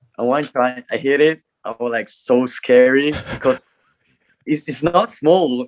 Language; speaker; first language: English; non-native, learner; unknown